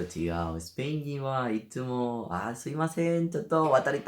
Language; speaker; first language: Japanese; non-native, learner; Spanish